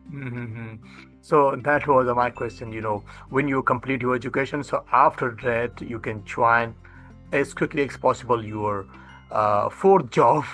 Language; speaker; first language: English; non-native, fluent; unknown